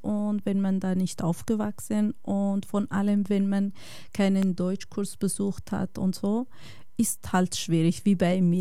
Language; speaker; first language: German; non-native, fluent; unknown